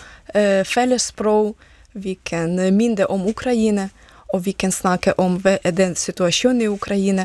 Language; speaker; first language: Danish; non-native, fluent; Ukrainian